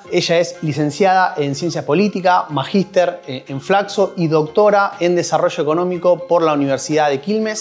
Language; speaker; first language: Spanish; native; Spanish